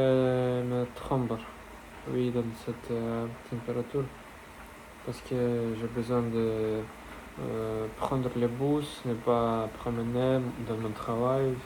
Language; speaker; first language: French; non-native, learner; Russian